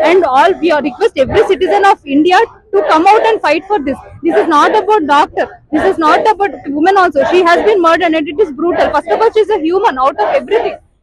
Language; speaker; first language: English; non-native, local second language; Telugu